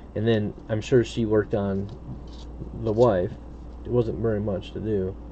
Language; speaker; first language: English; native; English